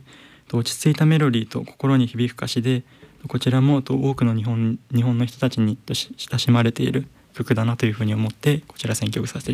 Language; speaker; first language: Japanese; native; Japanese